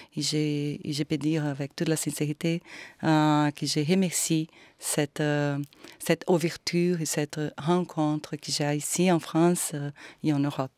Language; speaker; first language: French; non-native, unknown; Portuguese